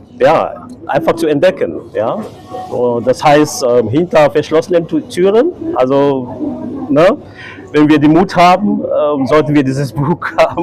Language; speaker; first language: German; non-native, fluent; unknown